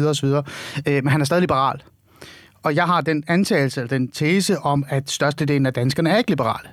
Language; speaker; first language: Danish; early bilingual, other home language; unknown